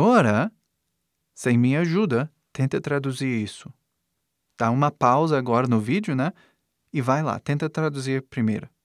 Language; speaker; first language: Portuguese; non-native, fluent; English